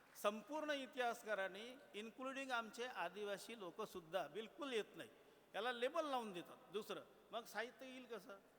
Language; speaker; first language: Marathi; non-native, local second language; Gondi